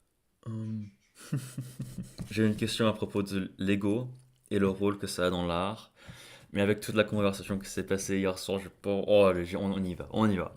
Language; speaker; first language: French; non-native, fluent; English